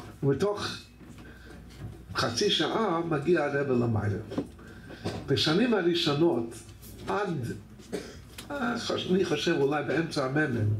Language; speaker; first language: Hebrew; non-native, fluent; English